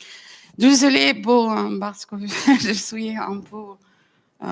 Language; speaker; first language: French; non-native, learner; Arabic